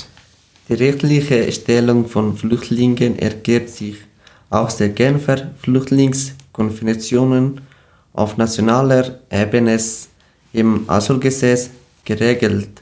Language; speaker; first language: German; non-native, learner; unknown